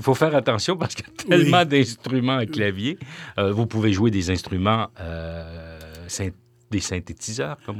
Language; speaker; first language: French; native; French